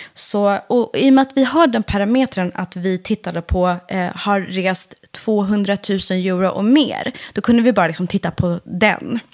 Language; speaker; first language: Swedish; early bilingual, other home language; Persian